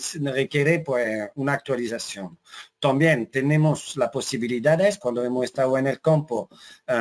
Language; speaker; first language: Spanish; non-native, fluent; French